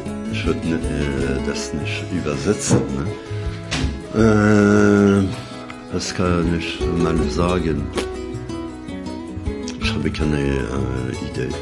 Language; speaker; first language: German; non-native, learner; French